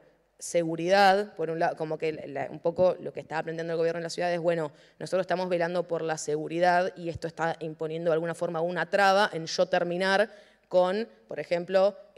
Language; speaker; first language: Spanish; native; Spanish